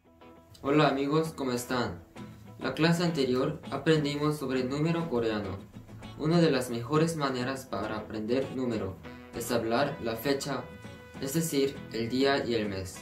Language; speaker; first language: Spanish; non-native, fluent; Korean